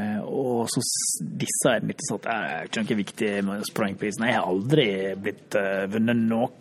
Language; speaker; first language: Norwegian; native; Norwegian